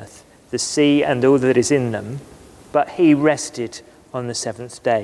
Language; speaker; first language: English; native; English